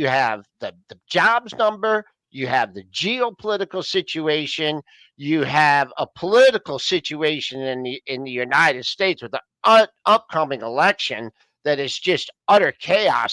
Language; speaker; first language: English; native; English